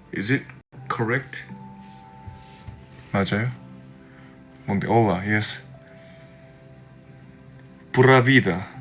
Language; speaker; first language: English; non-native, fluent; Korean